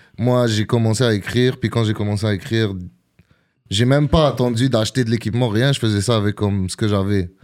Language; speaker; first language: French; early bilingual, other home language; Arabic